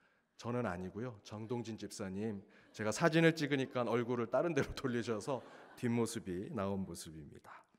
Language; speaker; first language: Korean; native; Korean